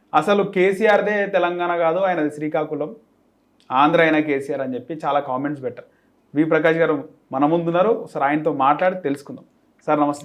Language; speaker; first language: Telugu; native; Telugu